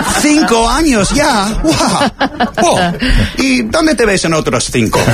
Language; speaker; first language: Spanish; non-native, fluent; English